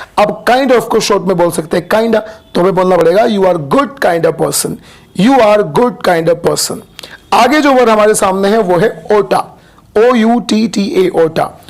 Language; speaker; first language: Hindi; native; Hindi